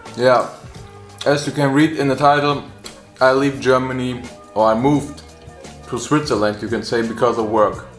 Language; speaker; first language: English; non-native, fluent; German